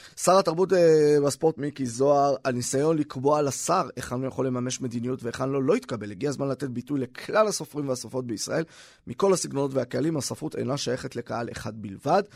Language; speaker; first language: Hebrew; native; Hebrew